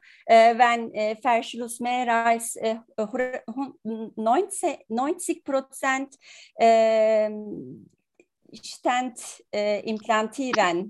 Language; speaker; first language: German; non-native, learner; Turkish